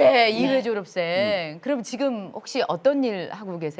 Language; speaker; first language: Korean; native; Korean